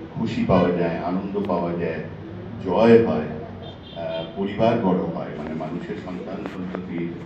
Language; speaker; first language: Bangla; non-native, fluent; Hindi